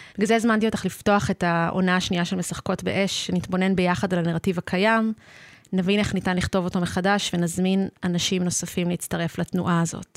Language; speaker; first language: Hebrew; native; Hebrew